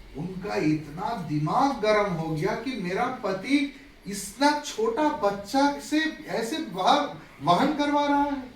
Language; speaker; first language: Hindi; non-native, local second language; Bangla